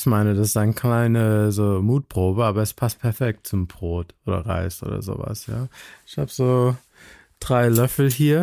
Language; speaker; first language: German; non-native, fluent; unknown